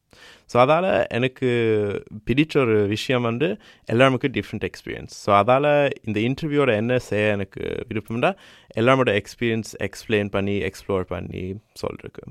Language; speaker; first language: Tamil; early bilingual, heritage; Tamil